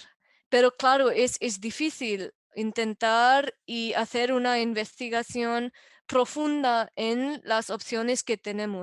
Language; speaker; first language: Spanish; non-native, fluent; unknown